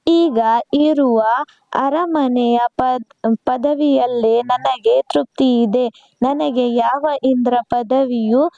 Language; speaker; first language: Kannada; non-native, local second language; Urdu